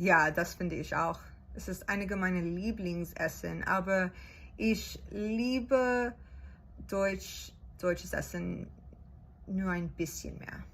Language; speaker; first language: German; non-native, learner; English